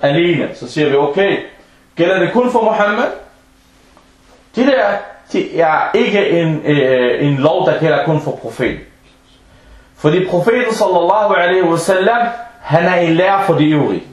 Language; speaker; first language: Danish; early bilingual, other home language; Arabic